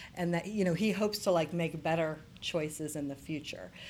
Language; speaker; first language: English; native; English